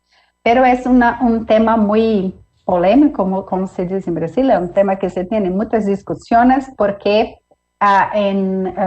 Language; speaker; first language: Spanish; non-native, fluent; Portuguese